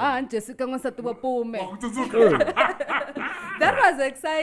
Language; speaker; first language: English; non-native, local second language; Tsonga